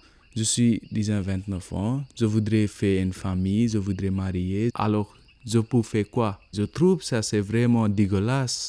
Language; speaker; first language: French; non-native, learner; Nepali